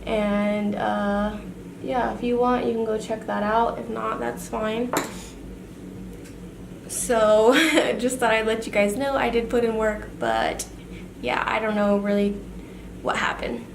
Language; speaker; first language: English; native; English